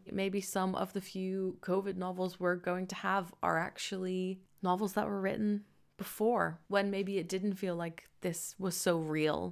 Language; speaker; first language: English; non-native, fluent; Dutch